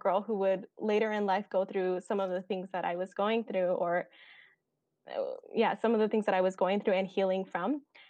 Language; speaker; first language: English; native; English